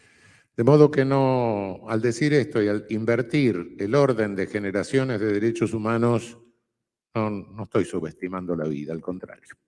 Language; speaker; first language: Spanish; native; Spanish